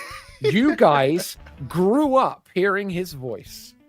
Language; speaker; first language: English; native; English